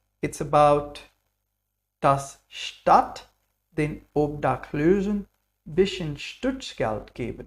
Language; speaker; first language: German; non-native, fluent; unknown